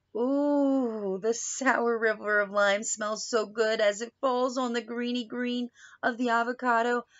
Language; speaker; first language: English; native; English